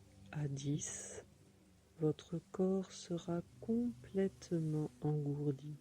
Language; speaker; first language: French; native; French